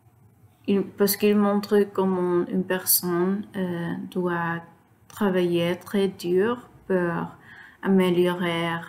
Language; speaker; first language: French; non-native, learner; Spanish